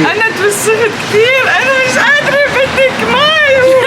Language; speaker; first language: Arabic; non-native, learner; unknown